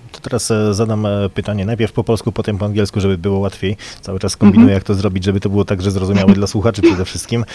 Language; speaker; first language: Polish; native; Polish